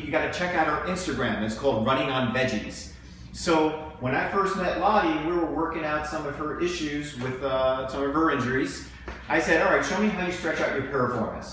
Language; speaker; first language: English; native; English